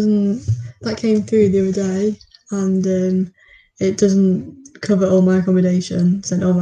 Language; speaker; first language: English; native; English